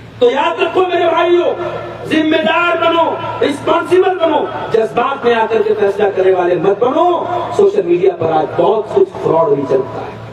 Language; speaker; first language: Urdu; native; Urdu